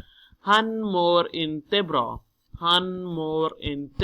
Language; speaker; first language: Swedish; non-native, learner; Urdu